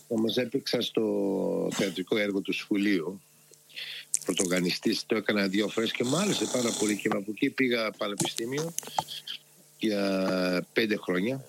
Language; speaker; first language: Greek; early bilingual, heritage; Greek